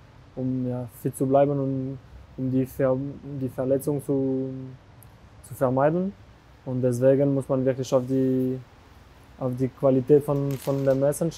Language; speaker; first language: German; non-native, local second language; French